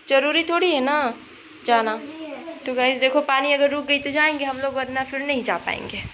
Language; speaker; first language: Hindi; native; Hindi